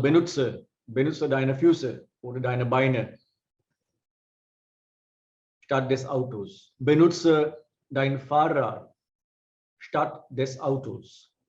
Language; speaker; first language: German; non-native, fluent; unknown